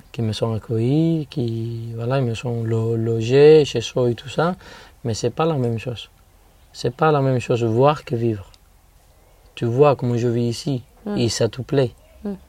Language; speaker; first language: French; non-native, fluent; Spanish